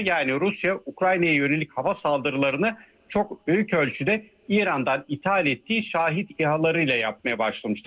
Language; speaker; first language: Turkish; native; Turkish